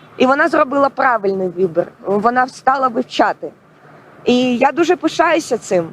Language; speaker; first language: Ukrainian; non-native, local second language; Russian